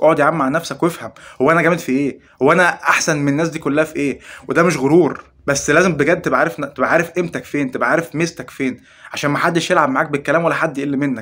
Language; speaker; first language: Arabic; native; Arabic